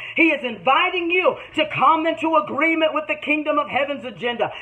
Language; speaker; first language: English; native; English